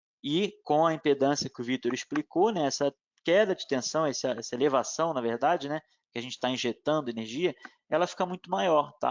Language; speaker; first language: Portuguese; native; Portuguese